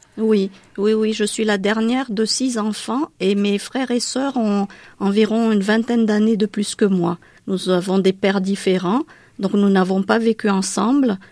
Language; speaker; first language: French; non-native, local second language; Malagasy